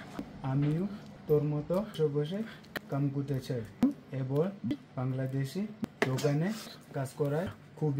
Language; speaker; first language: Bangla; non-native, learner; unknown